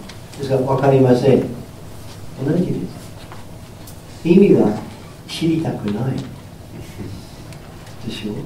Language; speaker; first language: Japanese; non-native, fluent; English